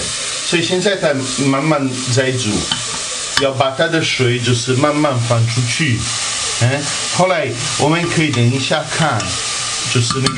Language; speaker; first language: Chinese; non-native, fluent; Italian